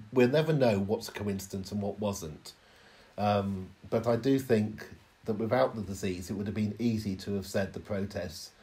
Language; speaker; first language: English; native; English